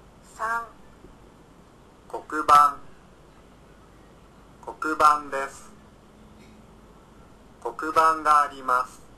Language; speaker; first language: Japanese; non-native, learner; Indonesian